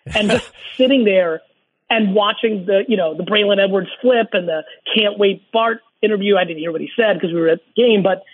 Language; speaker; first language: English; early bilingual, other home language; Russian